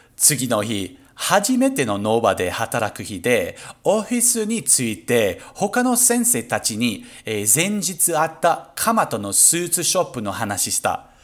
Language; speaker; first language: Japanese; non-native, fluent; English